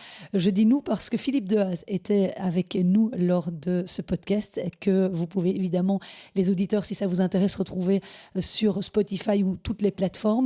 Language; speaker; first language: French; native; French